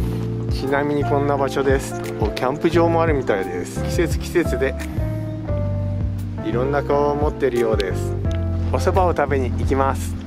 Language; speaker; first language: Japanese; native; Japanese